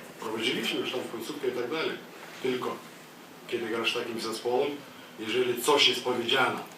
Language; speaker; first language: Polish; non-native, learner; Lithuanian